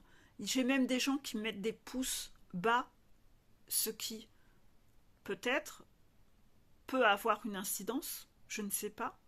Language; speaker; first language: French; native; French